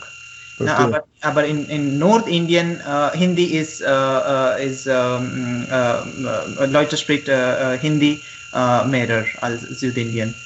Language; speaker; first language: German; non-native, learner; Marathi